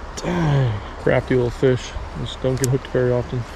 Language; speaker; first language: English; native; English